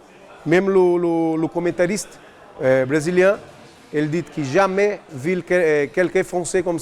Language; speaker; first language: French; non-native, learner; Portuguese